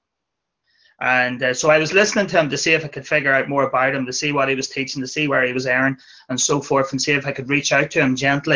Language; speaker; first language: English; native; English